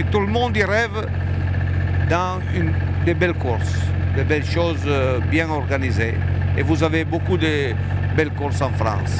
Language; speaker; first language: French; non-native, fluent; Italian